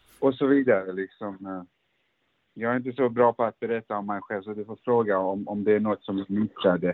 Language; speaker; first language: Swedish; early bilingual, other home language; Persian